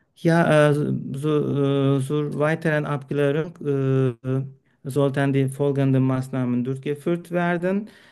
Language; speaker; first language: German; non-native, learner; Turkish